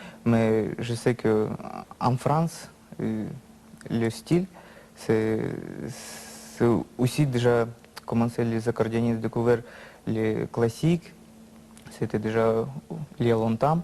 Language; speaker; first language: French; non-native, learner; Russian